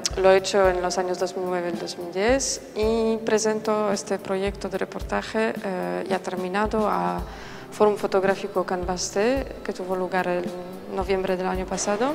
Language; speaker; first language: Spanish; non-native, fluent; Polish